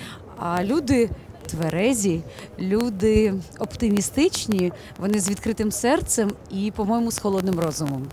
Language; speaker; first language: Ukrainian; native; Ukrainian